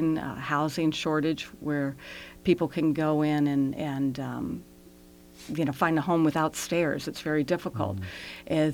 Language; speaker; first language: English; native; English